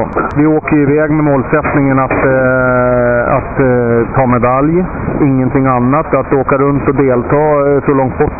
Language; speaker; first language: Swedish; native; Swedish